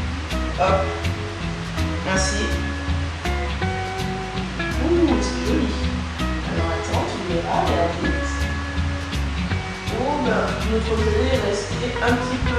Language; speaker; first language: French; native; French